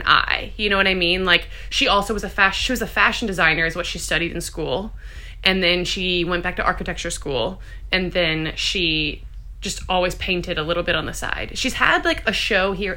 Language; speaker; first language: English; native; English